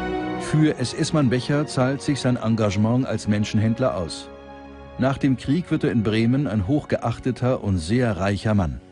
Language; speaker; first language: German; native; German